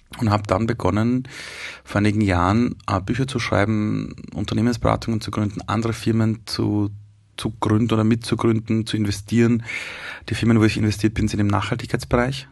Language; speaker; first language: German; early bilingual, other home language; Persian